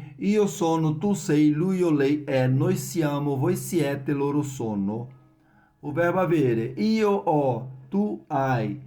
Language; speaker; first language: Italian; non-native, fluent; Portuguese